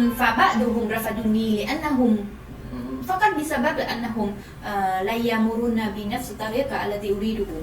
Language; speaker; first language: Arabic; non-native, fluent; Vietnamese